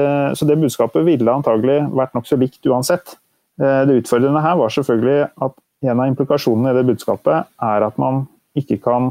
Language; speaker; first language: Norwegian; native; Norwegian